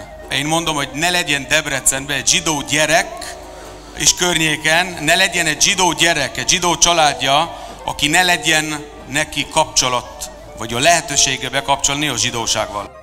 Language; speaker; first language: Hungarian; non-native, fluent; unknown